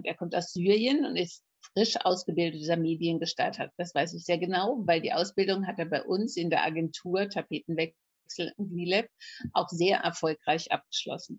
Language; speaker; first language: German; native; German